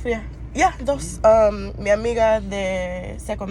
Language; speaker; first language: Spanish; non-native, learner; English